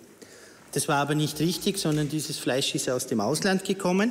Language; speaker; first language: German; native; German